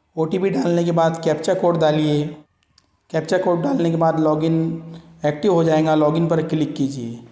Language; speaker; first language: Hindi; non-native, local second language; Marathi